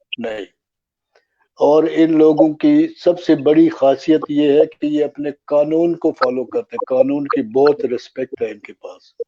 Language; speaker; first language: Urdu; native; Urdu